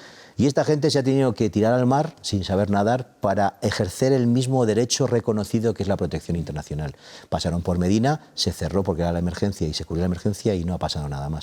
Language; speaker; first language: Spanish; native; Spanish